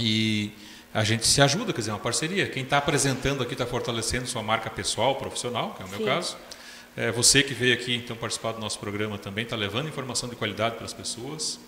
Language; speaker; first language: Portuguese; native; Portuguese